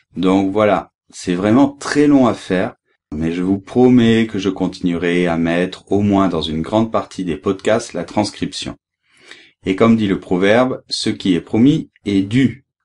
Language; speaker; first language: French; native; French